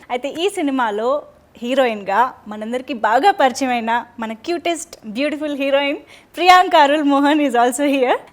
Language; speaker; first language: Telugu; native; Telugu